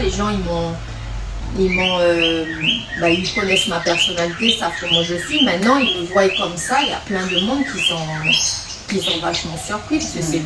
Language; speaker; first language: French; native; French